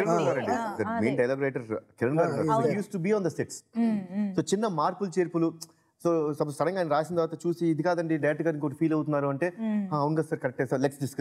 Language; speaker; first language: Telugu; native; Telugu